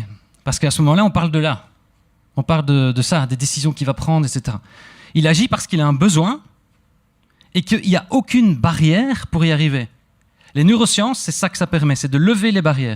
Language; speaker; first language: French; native; French